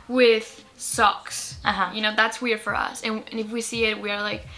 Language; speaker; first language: English; non-native, fluent; Spanish